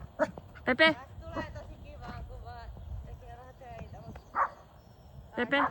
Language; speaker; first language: Finnish; native; Finnish